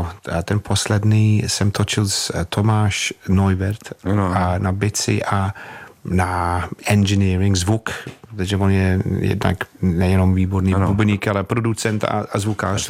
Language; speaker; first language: Czech; non-native, fluent; English